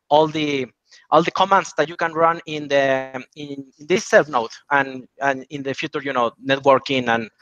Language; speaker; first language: English; non-native, fluent; Spanish